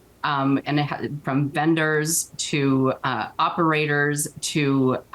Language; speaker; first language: English; native; English